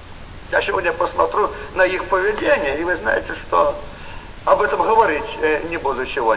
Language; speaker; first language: Polish; non-native, learner; Russian